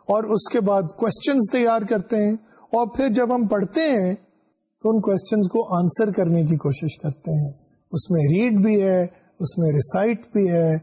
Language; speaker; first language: Urdu; non-native, local second language; Punjabi